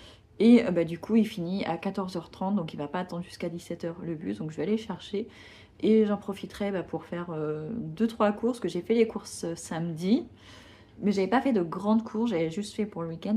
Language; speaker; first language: French; native; French